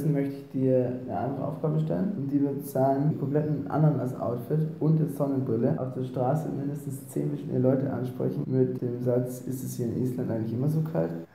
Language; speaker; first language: German; native; German